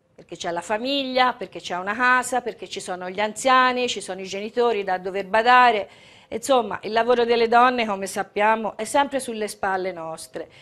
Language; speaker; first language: Italian; native; Italian